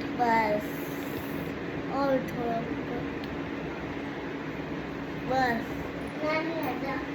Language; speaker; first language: Hindi; non-native, local second language; Gujarati